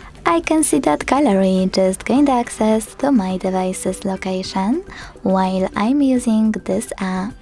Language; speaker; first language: English; non-native, fluent; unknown